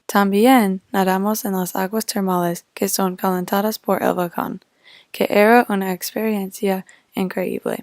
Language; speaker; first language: Spanish; non-native, fluent; English